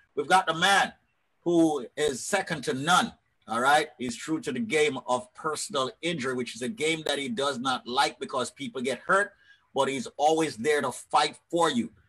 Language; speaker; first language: English; native; English